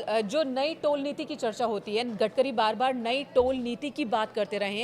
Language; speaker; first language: Hindi; native; Hindi